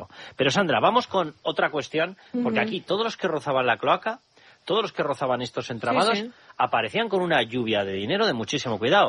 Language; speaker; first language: Spanish; native; Spanish